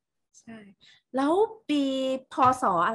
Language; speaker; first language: Thai; native; Thai